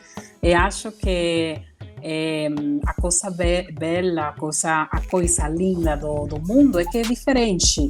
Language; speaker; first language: Portuguese; non-native, fluent; Spanish